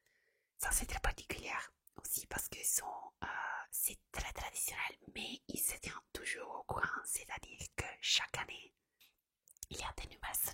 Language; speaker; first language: French; non-native, fluent; Italian